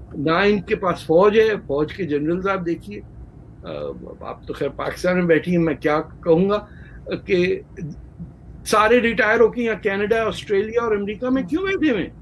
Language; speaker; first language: Urdu; native; Urdu